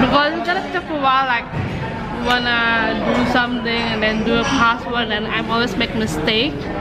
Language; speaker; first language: English; non-native, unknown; Indonesian